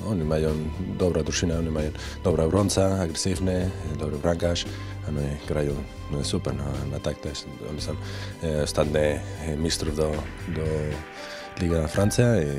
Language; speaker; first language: Polish; non-native, learner; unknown